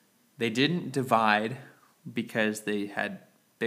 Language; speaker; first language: English; native; English